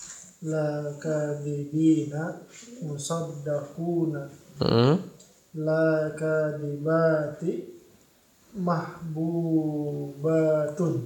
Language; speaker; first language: Arabic; non-native, learner; Indonesian